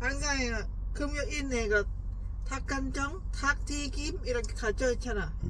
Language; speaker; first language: Korean; non-native, learner; Lao